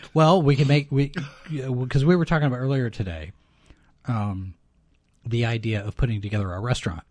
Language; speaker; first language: English; native; English